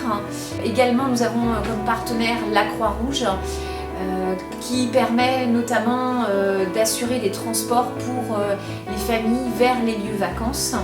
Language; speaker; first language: French; native; French